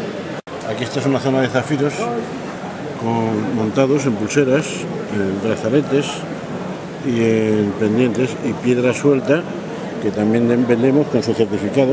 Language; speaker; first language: Spanish; native; Spanish